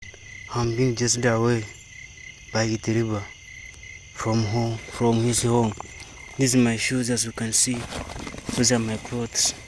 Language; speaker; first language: English; non-native, learner; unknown